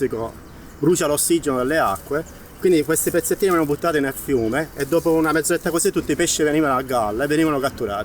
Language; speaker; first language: Italian; native; Italian